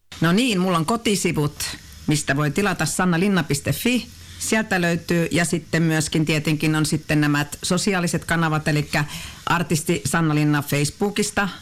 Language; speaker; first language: Finnish; native; Finnish